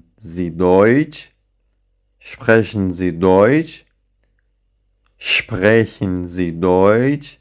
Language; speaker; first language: German; non-native, fluent; Central Kurdish